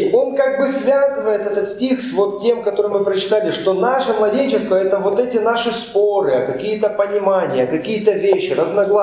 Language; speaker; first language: Polish; non-native, learner; Russian